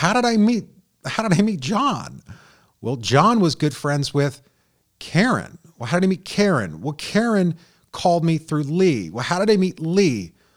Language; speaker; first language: English; native; English